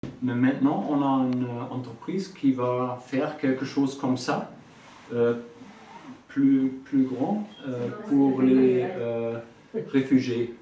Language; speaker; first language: French; non-native, learner; German